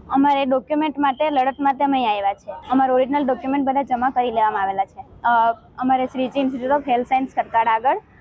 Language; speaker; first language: Gujarati; native; Gujarati